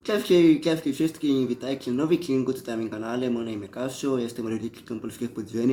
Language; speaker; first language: Polish; early bilingual, heritage; Portuguese